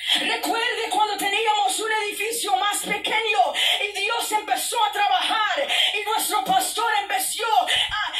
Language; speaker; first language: English; early bilingual, other home language; Spanish